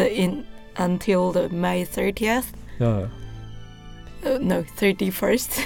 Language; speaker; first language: English; non-native, learner; Japanese